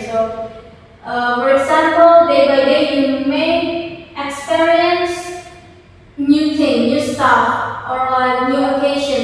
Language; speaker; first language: English; non-native, fluent; Indonesian